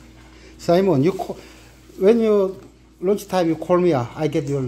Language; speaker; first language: English; non-native, learner; Korean